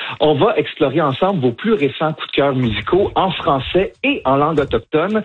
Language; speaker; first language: French; native; French